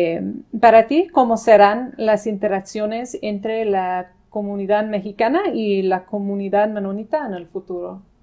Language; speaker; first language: Spanish; non-native, fluent; English